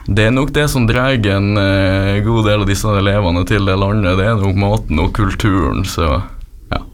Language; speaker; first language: Norwegian; native; Norwegian